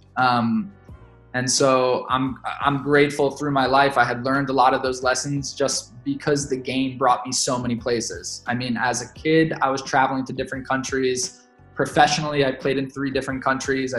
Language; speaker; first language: English; native; English